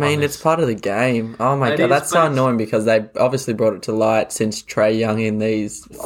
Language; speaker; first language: English; native; English